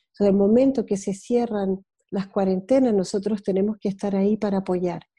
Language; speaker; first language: Spanish; early bilingual, heritage; Spanish